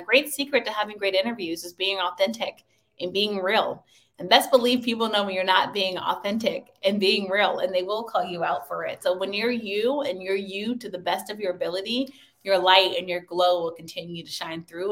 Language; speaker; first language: English; native; English